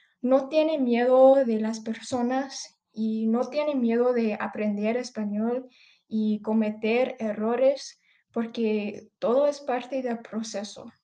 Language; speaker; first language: Spanish; early bilingual, heritage; English